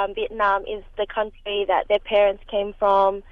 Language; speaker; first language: English; early bilingual, other home language; Vietnamese